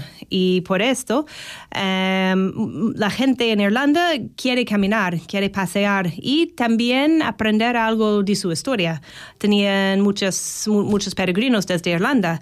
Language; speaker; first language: Spanish; non-native, fluent; English